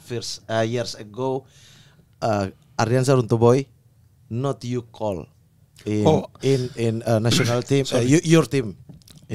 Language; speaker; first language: English; non-native, learner; Indonesian